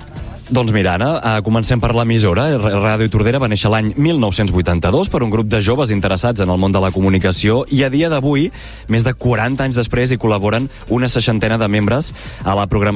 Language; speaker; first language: Catalan; native; Catalan